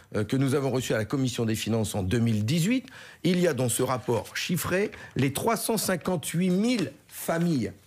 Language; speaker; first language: French; native; French